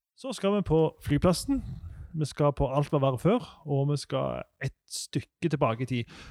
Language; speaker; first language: Norwegian; native; Norwegian